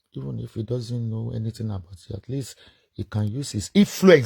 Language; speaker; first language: English; non-native, local second language; Yoruba